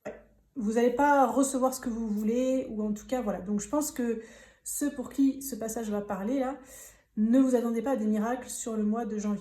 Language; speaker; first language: French; native; French